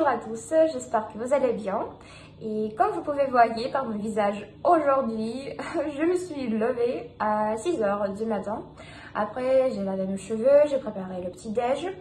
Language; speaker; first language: French; non-native, fluent; Russian